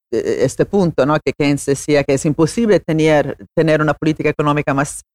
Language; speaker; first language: Spanish; non-native, fluent; Italian